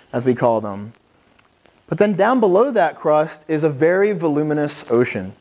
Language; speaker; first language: English; native; English